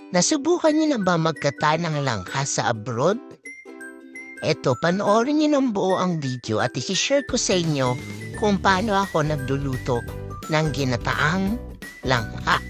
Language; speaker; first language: Filipino; non-native, local second language; Bikol